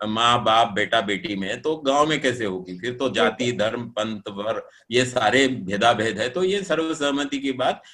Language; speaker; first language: Hindi; non-native, local second language; Marathi